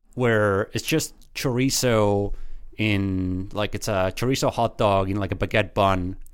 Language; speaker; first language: English; early bilingual, other home language; Spanish